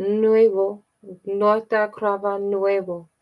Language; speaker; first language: Spanish; non-native, learner; English